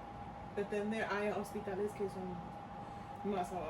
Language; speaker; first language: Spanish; early bilingual, heritage; Spanish